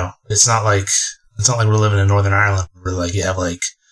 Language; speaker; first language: English; native; English